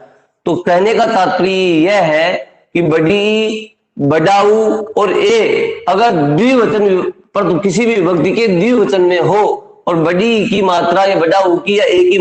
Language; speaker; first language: Hindi; native; Hindi